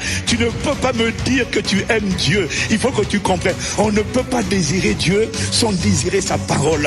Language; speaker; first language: French; native; French